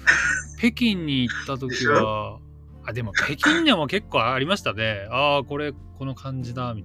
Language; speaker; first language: Japanese; native; Japanese